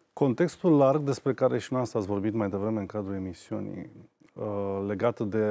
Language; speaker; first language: Romanian; native; Romanian